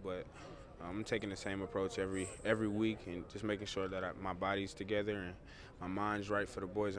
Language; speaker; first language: English; native; English